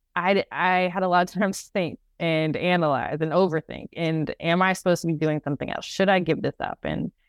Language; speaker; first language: English; native; English